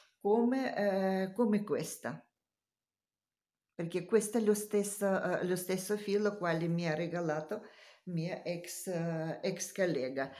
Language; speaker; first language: Italian; non-native, learner; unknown